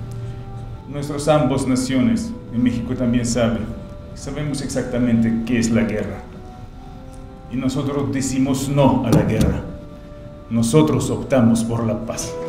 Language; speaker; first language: Spanish; non-native, fluent; Ukrainian